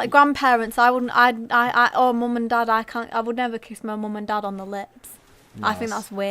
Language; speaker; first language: English; native; English